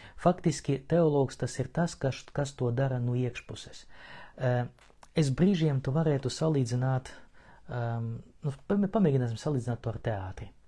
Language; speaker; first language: Latvian; non-native, local second language; Russian